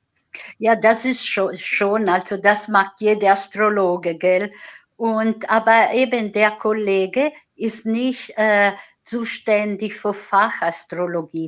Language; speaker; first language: German; non-native, fluent; Italian